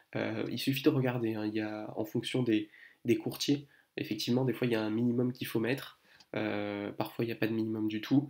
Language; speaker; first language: French; native; French